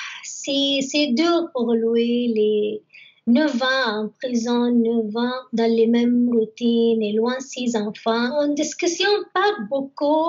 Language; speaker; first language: French; non-native, learner; Arabic